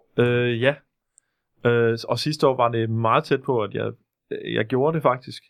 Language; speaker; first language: Danish; native; Danish